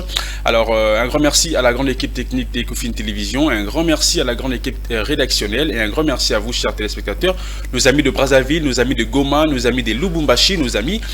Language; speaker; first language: French; non-native, local second language; Lingala